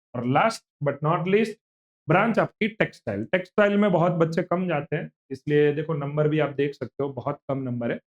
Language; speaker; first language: Hindi; non-native, local second language; Gujarati